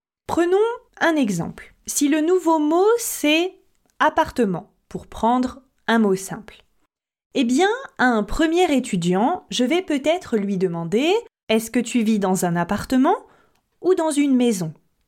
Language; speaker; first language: French; native; French